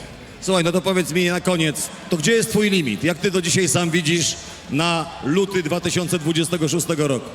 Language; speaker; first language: Polish; native; Polish